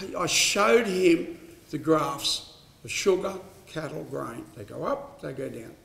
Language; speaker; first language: English; native; English